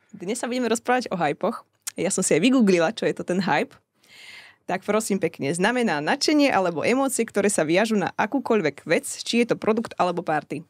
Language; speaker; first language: Slovak; native; Slovak